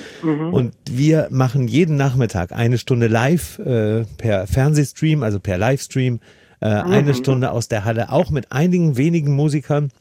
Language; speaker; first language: German; native; German